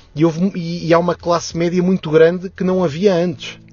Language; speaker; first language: Portuguese; native; Portuguese